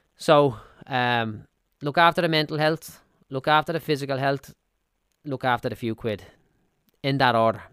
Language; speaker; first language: English; native; English